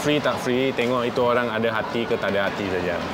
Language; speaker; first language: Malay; non-native, local second language; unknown